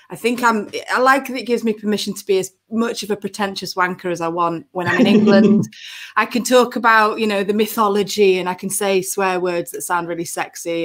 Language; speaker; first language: English; native; English